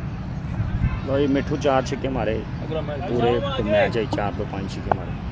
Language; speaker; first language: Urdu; non-native, local second language; Punjabi